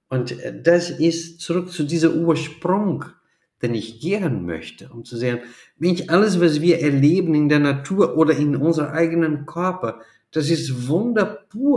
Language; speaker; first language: German; non-native, fluent; Portuguese